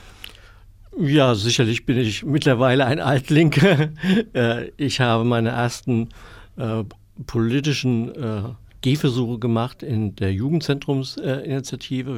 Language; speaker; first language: German; native; German